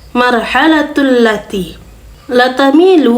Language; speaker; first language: Arabic; non-native, fluent; Indonesian